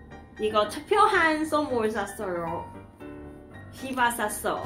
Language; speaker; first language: Korean; non-native, learner; Cantonese